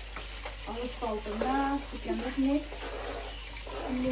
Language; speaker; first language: Dutch; native; Dutch